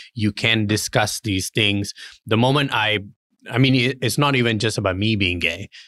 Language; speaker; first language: English; non-native, local second language; Tamil